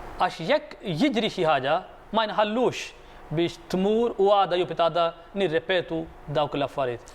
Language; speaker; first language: Maltese; non-native, fluent; Arabic